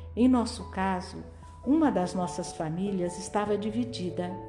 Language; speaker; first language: Portuguese; non-native, fluent; French